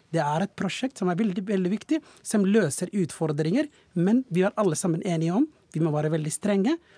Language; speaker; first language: Norwegian; non-native, fluent; Somali